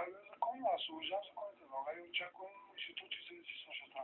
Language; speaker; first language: Bulgarian; native; Bulgarian